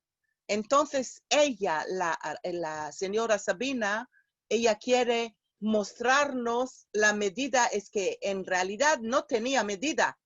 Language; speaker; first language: Spanish; non-native, fluent; Hebrew